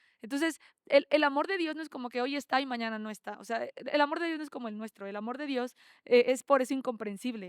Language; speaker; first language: Spanish; native; Spanish